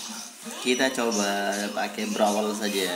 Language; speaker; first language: Indonesian; native; Indonesian